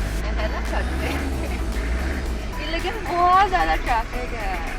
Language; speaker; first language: Hindi; non-native, fluent; Chinese